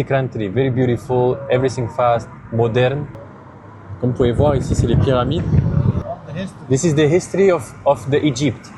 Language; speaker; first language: French; native; French